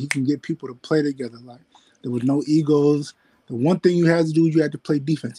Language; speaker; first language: English; native; English